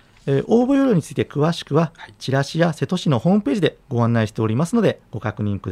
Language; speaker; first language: Japanese; native; Japanese